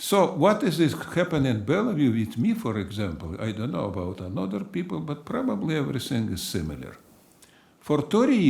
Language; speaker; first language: English; non-native, learner; German